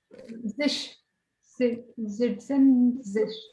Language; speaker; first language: German; non-native, learner; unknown